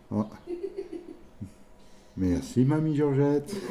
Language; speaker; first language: French; native; French